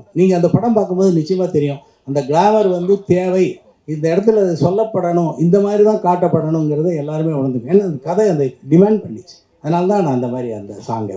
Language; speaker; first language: Tamil; native; Tamil